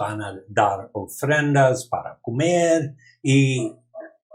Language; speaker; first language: Spanish; non-native, learner; English